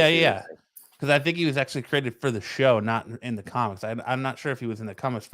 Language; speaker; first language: English; native; English